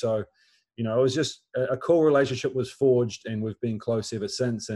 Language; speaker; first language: English; native; English